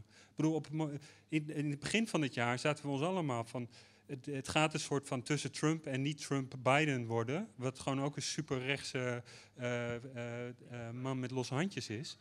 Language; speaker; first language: Dutch; native; Dutch